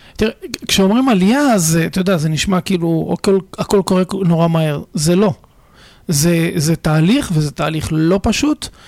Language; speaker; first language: Hebrew; native; Hebrew